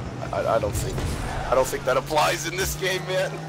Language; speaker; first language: English; native; English